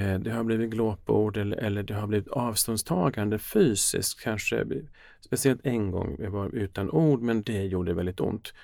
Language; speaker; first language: Swedish; early bilingual, other home language; Finnish